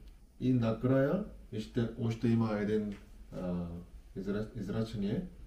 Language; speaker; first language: Bulgarian; non-native, learner; Korean